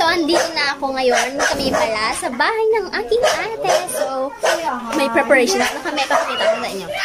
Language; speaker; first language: Filipino; non-native, local second language; Cebuano